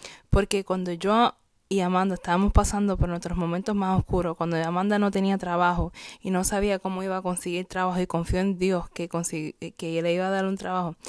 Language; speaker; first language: Spanish; native; Spanish